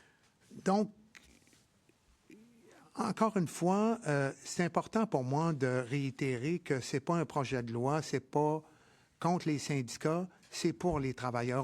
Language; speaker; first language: French; native; French